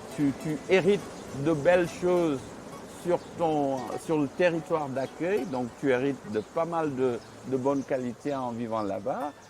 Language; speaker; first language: French; non-native, local second language; Wolof